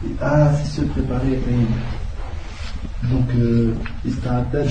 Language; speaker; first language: Arabic; non-native, learner; French